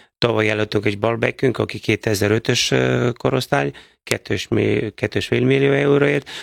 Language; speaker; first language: Hungarian; non-native, fluent; Serbian